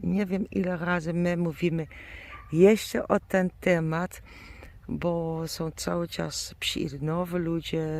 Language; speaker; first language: Polish; non-native, learner; German